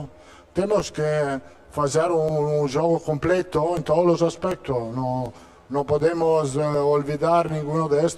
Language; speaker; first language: Portuguese; non-native, learner; Italian